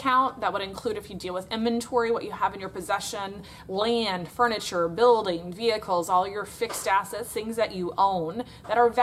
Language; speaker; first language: English; native; English